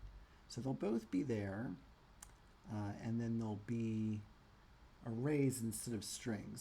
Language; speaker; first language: English; native; English